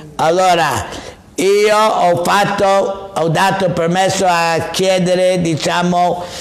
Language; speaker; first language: Italian; non-native, fluent; English